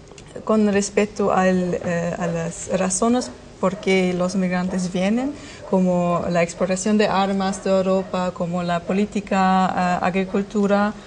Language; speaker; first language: Spanish; non-native, fluent; German